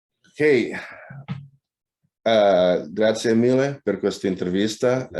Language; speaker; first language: Italian; non-native, fluent; Indonesian